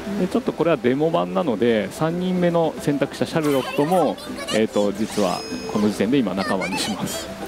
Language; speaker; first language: Japanese; native; Japanese